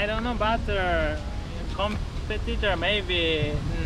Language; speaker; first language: English; non-native, learner; Japanese